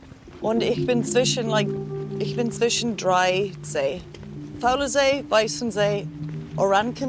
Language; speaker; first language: German; non-native, learner; English